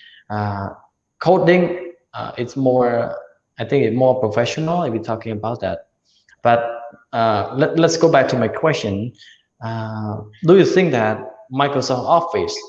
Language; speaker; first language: English; non-native, learner; Khmer